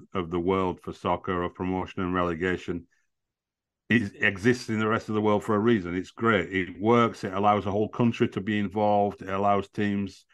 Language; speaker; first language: English; native; English